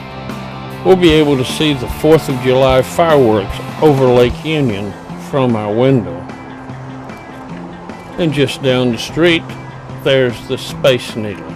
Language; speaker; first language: English; native; English